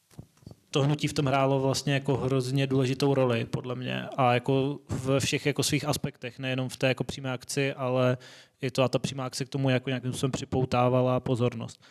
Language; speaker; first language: Czech; native; Czech